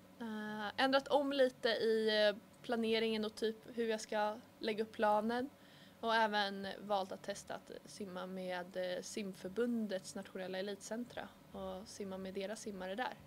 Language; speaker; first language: Swedish; native; Swedish